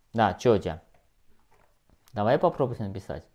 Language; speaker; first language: Russian; non-native, learner; Chinese